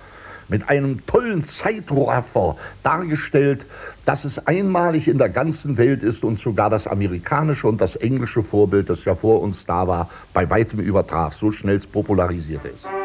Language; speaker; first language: German; native; German